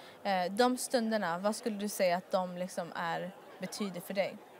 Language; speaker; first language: Swedish; native; Swedish